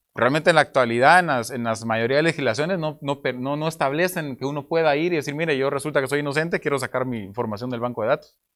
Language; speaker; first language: Spanish; native; Spanish